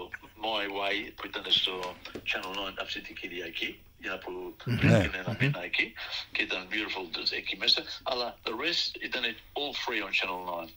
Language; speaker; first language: Greek; early bilingual, heritage; Greek